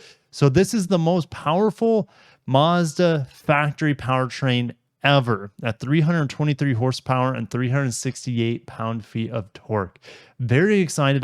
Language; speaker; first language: English; native; English